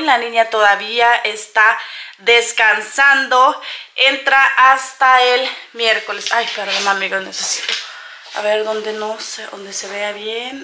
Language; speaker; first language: Spanish; native; Spanish